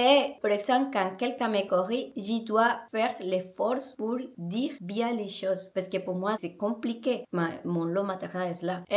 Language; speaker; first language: French; non-native, learner; Spanish